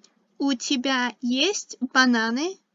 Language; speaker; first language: Russian; non-native, fluent; English